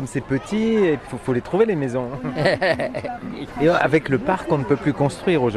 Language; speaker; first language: French; native; French